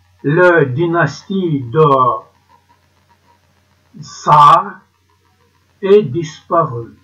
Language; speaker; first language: French; non-native, learner; Ukrainian